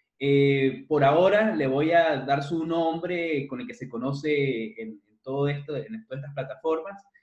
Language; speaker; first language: Spanish; native; Spanish